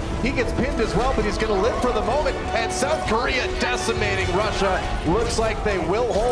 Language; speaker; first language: English; native; English